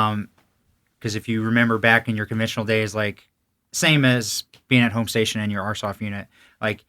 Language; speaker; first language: English; native; English